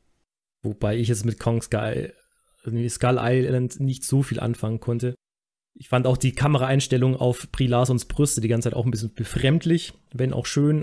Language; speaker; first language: German; native; German